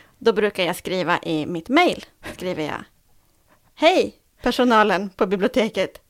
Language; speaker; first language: Swedish; native; Swedish